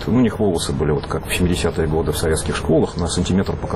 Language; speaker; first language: Russian; native; Russian